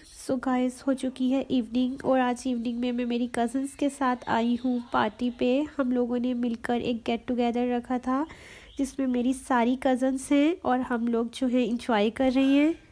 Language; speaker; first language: Hindi; native; Hindi